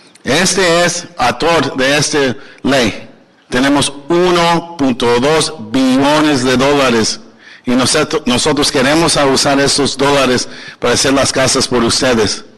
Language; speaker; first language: Spanish; early bilingual, heritage; English